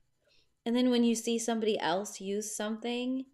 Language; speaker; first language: English; native; English